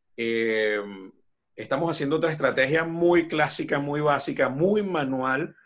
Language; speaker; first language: Spanish; native; Spanish